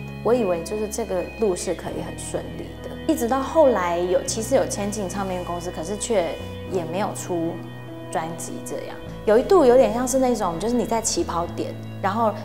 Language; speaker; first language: Chinese; native; Chinese